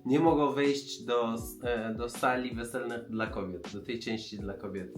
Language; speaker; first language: Polish; non-native, fluent; Persian